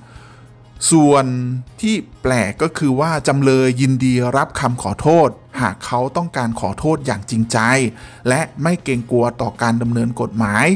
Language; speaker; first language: Thai; native; Thai